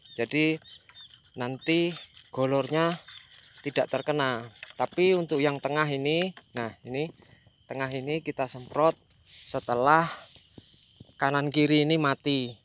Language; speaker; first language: Indonesian; non-native, local second language; Javanese